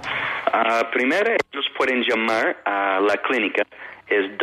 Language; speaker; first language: Spanish; non-native, fluent; English